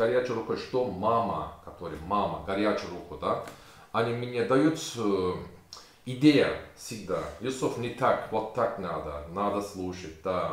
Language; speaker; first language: Russian; non-native, learner; Turkish